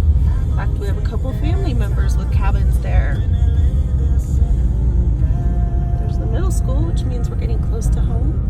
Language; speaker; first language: English; native; English